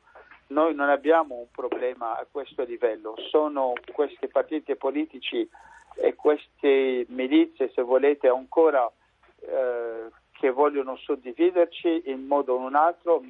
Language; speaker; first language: Italian; non-native, fluent; Arabic